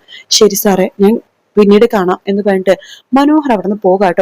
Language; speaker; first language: Malayalam; native; Malayalam